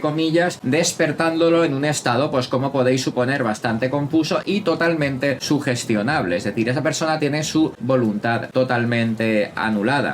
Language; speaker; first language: Spanish; native; Spanish